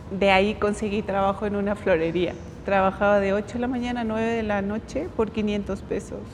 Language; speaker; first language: Spanish; native; Spanish